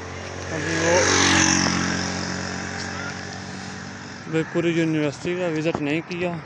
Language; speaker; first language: Hindi; non-native, local second language; Punjabi